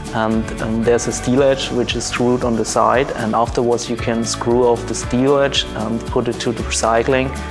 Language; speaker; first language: English; non-native, fluent; German